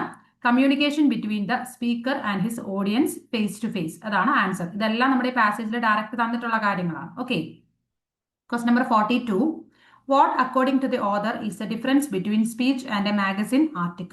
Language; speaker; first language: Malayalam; native; Malayalam